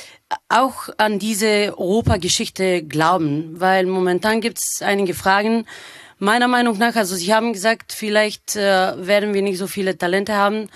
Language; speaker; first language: German; non-native, fluent; Bulgarian